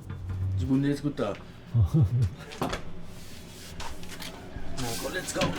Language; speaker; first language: Japanese; non-native, learner; German